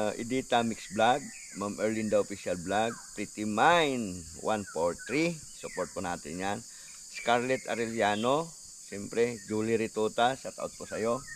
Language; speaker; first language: Filipino; non-native, local second language; Cebuano